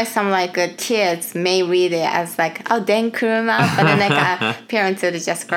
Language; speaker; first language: English; non-native, fluent; Japanese